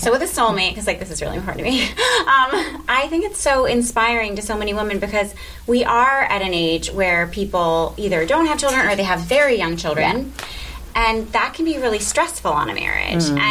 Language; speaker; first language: English; native; English